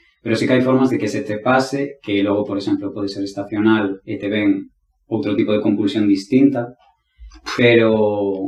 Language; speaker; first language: Galician; non-native, local second language; Spanish